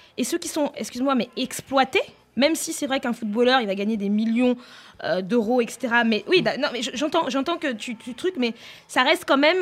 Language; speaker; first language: French; native; French